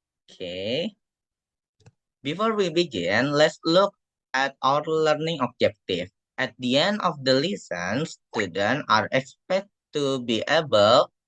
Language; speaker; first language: English; non-native, fluent; Indonesian